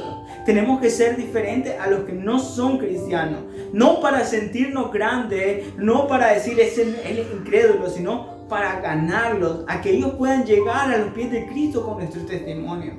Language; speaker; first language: Spanish; native; Spanish